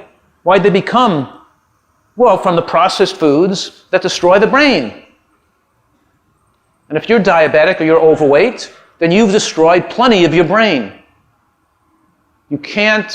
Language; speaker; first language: English; native; English